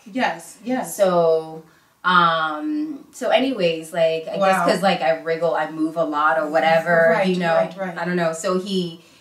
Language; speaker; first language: English; early bilingual, other home language; Igbo